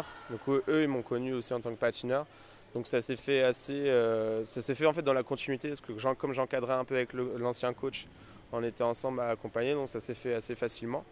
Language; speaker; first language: French; native; French